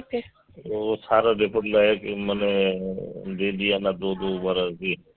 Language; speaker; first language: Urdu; non-native, local second language; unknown